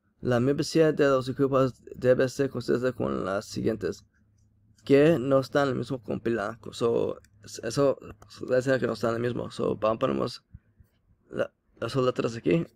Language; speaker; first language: Spanish; non-native, learner; English